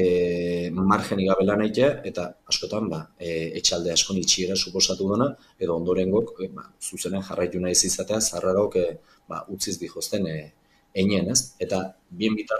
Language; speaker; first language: Basque; native; Basque